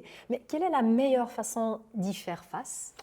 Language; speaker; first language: French; non-native, local second language; Dutch